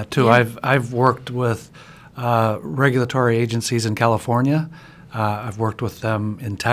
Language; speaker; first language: English; native; English